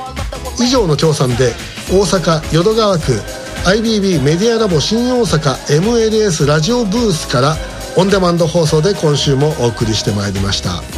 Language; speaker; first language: Japanese; native; Japanese